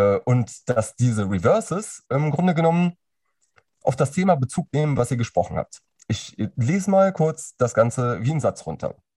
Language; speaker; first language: German; native; German